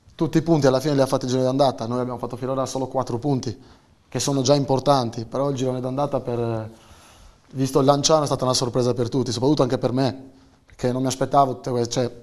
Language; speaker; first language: Italian; native; Italian